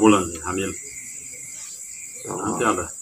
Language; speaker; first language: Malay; non-native, learner; Portuguese